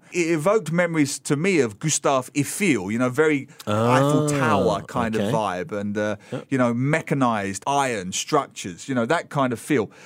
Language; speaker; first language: English; native; English